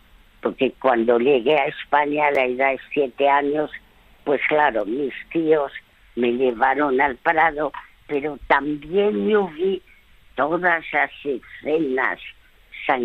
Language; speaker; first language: Spanish; early bilingual, other home language; French